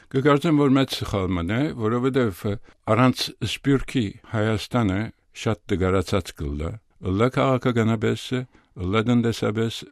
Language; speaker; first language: Armenian; early bilingual, heritage; Armenian